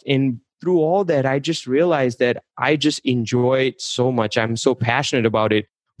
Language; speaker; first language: English; non-native, local second language; Gujarati